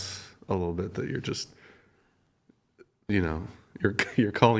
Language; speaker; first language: English; native; English